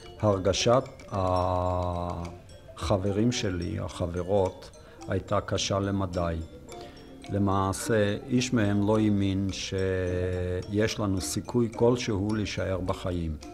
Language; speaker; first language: Hebrew; non-native, fluent; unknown